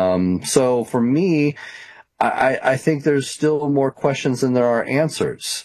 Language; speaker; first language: English; native; English